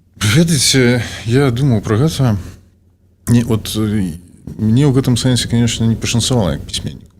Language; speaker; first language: Belarusian; non-native, local second language; Russian